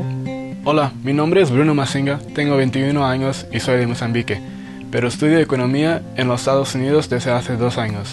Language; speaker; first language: Spanish; non-native, learner; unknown